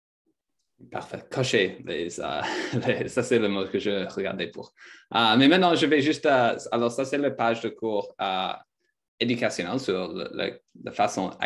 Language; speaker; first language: French; non-native, fluent; English